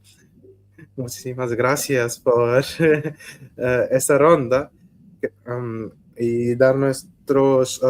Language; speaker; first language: Spanish; non-native, learner; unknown